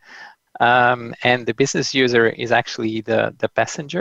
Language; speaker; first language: English; non-native, fluent; Dutch